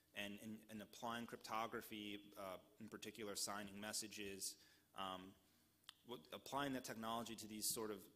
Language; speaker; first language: English; native; English